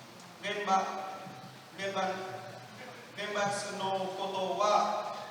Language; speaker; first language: Japanese; non-native, learner; Vietnamese